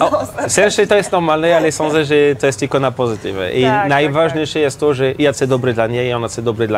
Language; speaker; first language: Polish; non-native, learner; French